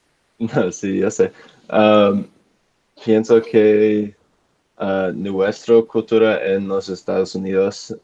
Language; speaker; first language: Spanish; non-native, learner; English